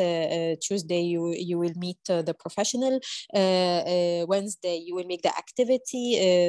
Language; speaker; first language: English; non-native, fluent; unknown